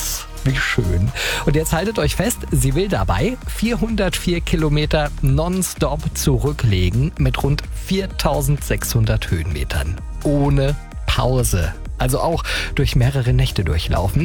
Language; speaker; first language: German; native; German